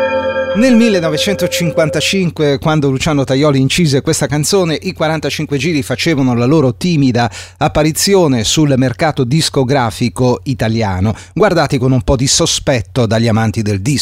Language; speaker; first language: Italian; native; Italian